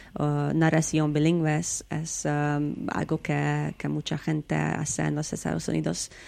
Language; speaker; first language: Spanish; non-native, learner; Hungarian